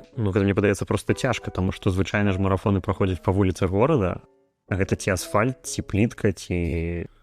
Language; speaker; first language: Belarusian; non-native, local second language; Russian